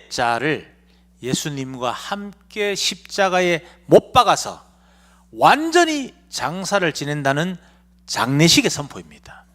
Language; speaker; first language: Korean; native; Korean